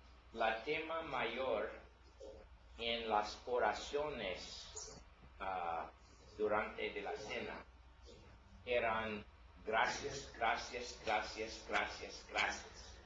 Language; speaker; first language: Spanish; non-native, learner; English